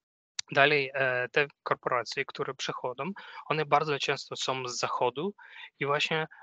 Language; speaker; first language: Polish; non-native, fluent; Ukrainian